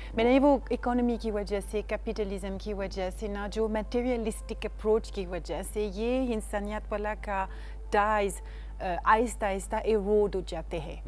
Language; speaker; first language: Urdu; non-native, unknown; French